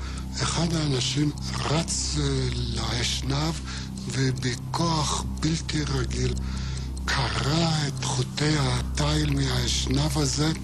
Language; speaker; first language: Hebrew; non-native, fluent; Yiddish